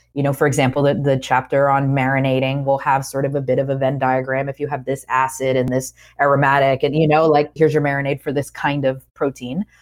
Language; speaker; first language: English; native; English